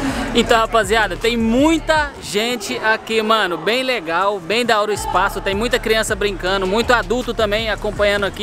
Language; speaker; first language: Portuguese; native; Portuguese